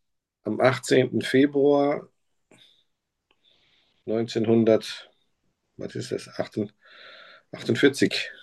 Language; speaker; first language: German; native; German